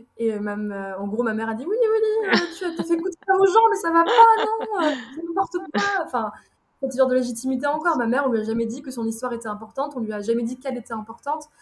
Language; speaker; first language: French; early bilingual, other home language; Arabic